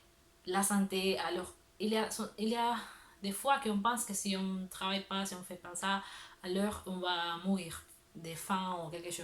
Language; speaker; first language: French; non-native, learner; Spanish